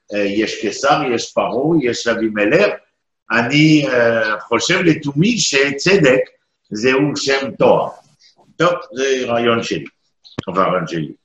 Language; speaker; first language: Hebrew; non-native, fluent; French